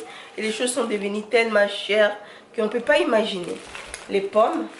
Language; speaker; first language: French; non-native, local second language; Lingala